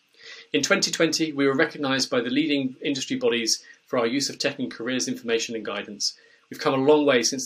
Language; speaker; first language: English; native; English